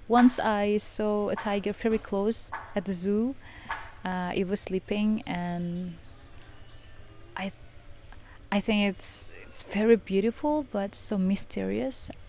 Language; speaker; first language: English; non-native, fluent; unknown